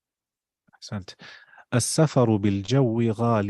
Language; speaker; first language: Arabic; non-native, fluent; English